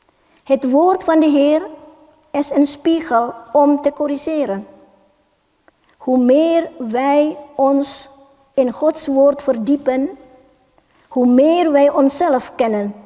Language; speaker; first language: Dutch; non-native, fluent; Indonesian